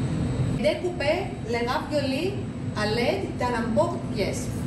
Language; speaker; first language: French; non-native, learner; Greek